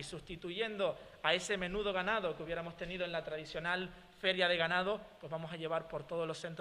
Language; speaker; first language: Spanish; native; Spanish